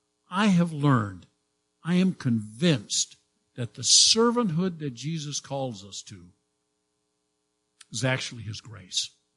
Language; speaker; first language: English; native; English